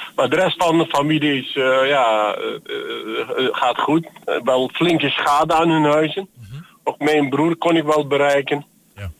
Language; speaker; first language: Dutch; non-native, fluent; Turkish